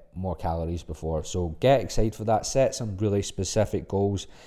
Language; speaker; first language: English; native; English